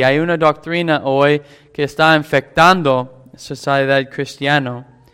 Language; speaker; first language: Spanish; non-native, fluent; English